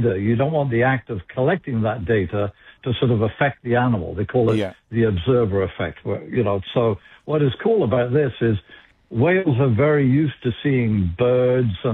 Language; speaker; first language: English; native; English